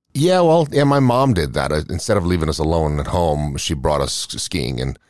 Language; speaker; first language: English; non-native, fluent; Norwegian